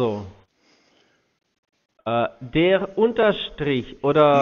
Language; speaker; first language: German; non-native, fluent; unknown